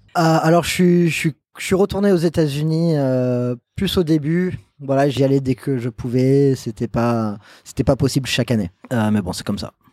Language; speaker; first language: French; non-native, fluent; English